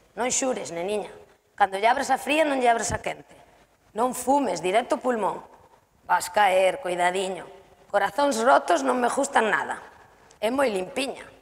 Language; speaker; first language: Galician; native; Galician